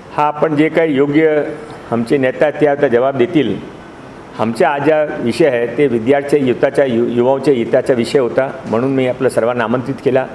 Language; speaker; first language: Marathi; non-native, local second language; Hindi